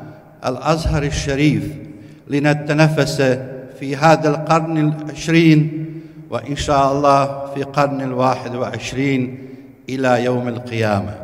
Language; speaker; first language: Arabic; non-native, fluent; Bosnian